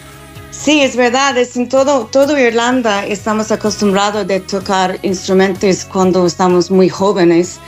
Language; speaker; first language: Spanish; non-native, fluent; English